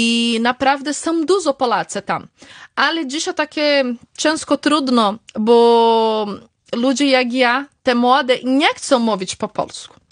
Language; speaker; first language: Polish; early bilingual, heritage; Portuguese